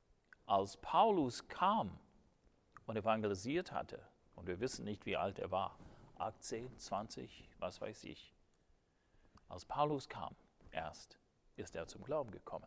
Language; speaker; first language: German; non-native, fluent; English